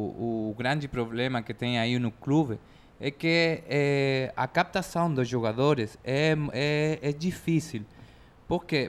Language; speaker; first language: Portuguese; non-native, fluent; Spanish